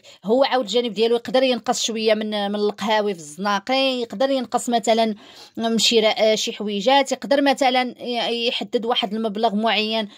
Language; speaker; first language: Arabic; native; Arabic